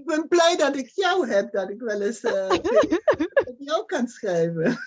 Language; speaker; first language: Dutch; non-native, fluent; German